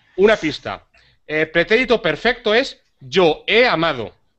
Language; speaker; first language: Spanish; native; Spanish